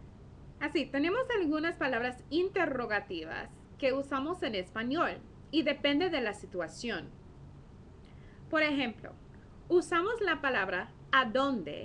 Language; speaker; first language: Spanish; non-native, fluent; English